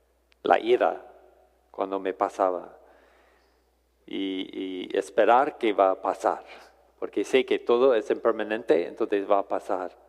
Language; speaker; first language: Spanish; non-native, fluent; English